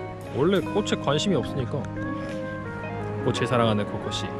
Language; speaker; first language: Korean; native; Korean